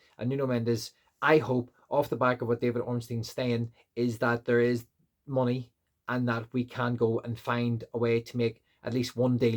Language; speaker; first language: English; native; English